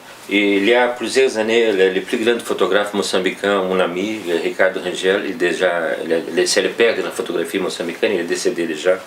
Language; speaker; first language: French; non-native, fluent; Portuguese